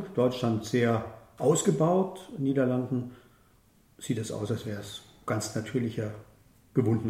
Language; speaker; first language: German; native; German